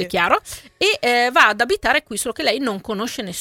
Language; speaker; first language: Italian; native; Italian